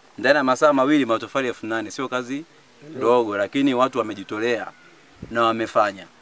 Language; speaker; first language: Swahili; non-native, local second language; Sukuma